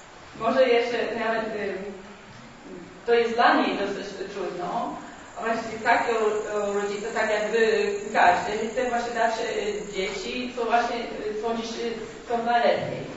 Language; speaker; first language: Polish; non-native, learner; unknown